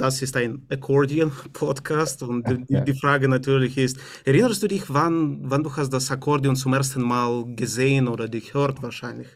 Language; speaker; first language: German; non-native, learner; Romanian